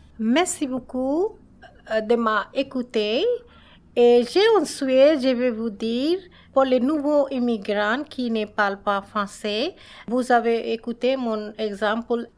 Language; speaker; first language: French; non-native, learner; Bangla